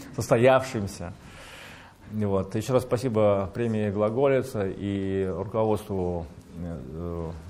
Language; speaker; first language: Russian; native; Russian